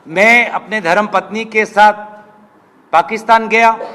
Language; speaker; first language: Hindi; non-native, local second language; Assamese